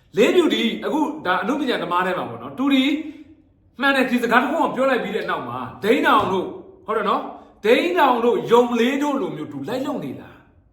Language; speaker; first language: Burmese; native; Burmese